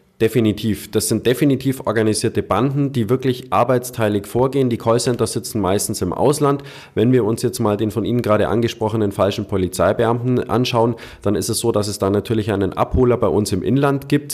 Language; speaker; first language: German; native; German